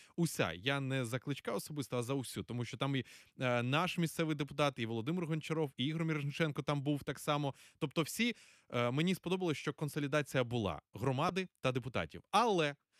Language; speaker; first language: Ukrainian; native; Ukrainian